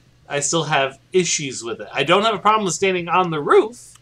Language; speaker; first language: English; native; English